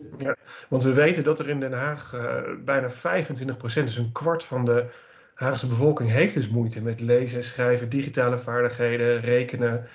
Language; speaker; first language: Dutch; native; Dutch